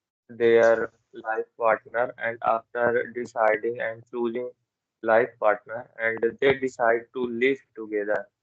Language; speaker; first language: English; non-native, learner; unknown